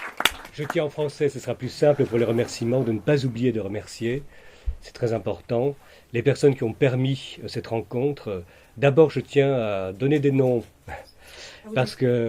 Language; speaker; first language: French; native; French